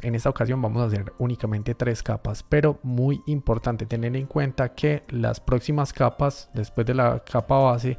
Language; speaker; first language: Spanish; native; Spanish